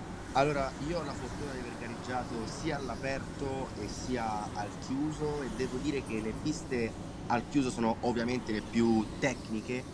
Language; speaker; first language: Italian; native; Italian